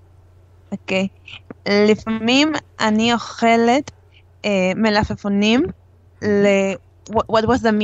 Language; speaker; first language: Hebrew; non-native, learner; Spanish